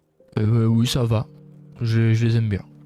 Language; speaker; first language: French; native; French